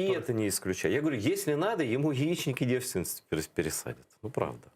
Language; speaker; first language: Russian; native; Russian